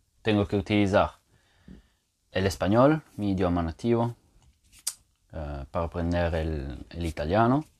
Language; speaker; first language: Spanish; non-native, fluent; Italian